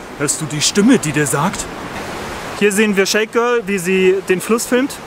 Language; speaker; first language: German; native; German